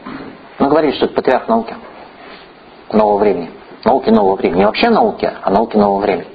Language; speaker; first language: Russian; native; Russian